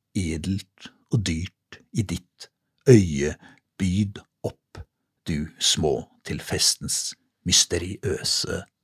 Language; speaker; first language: Norwegian; native; Norwegian